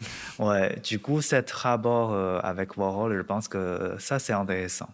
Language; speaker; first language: French; non-native, learner; Chinese